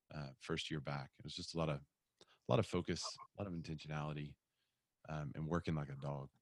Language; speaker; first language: English; native; English